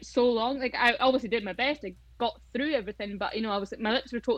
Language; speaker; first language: English; native; English